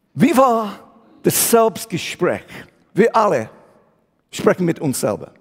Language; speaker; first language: German; non-native, fluent; English